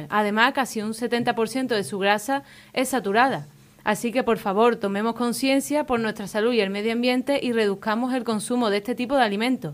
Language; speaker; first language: Spanish; native; Spanish